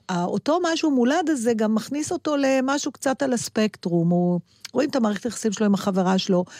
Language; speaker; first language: Hebrew; native; Hebrew